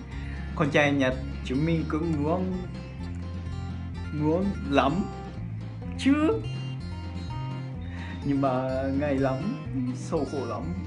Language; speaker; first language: Vietnamese; non-native, fluent; Japanese